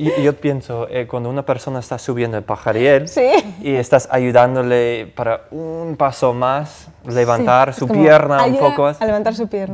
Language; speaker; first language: Spanish; non-native, fluent; English